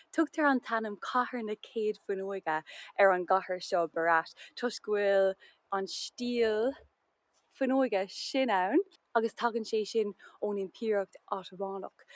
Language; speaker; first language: Irish; native; Irish